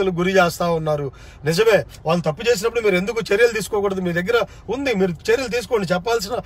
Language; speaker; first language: Telugu; native; Telugu